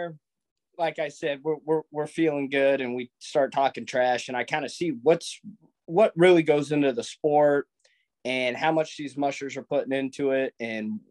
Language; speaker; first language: English; native; English